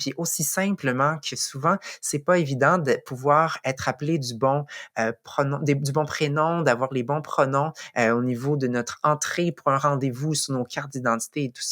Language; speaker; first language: French; native; French